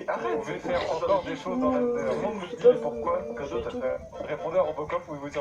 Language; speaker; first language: French; native; French